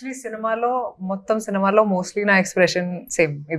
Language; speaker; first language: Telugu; non-native, fluent; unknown